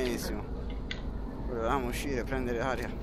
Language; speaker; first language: Italian; native; Italian